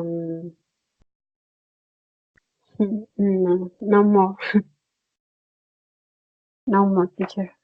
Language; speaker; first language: English; non-native, learner; Spanish